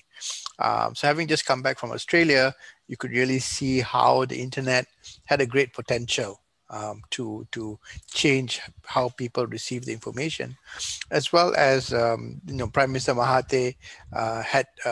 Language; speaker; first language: English; non-native, local second language; Tamil